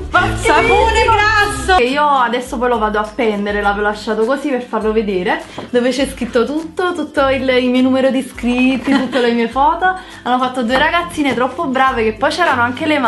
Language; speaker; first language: Italian; native; Italian